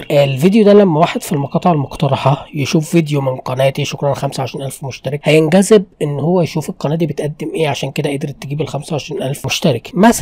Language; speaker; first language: Arabic; native; Arabic